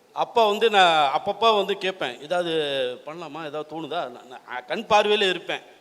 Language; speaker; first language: Tamil; native; Tamil